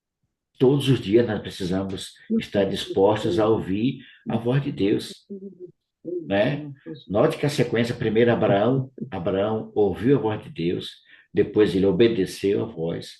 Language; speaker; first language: Portuguese; native; Portuguese